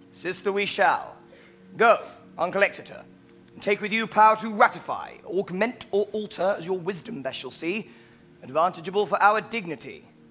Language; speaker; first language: English; native; English